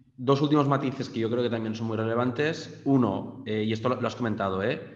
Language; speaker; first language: Spanish; native; Spanish